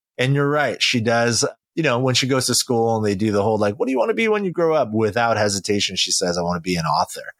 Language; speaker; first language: English; early bilingual, other home language; Korean